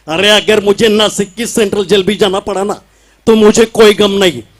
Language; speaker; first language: Hindi; non-native, local second language; Marathi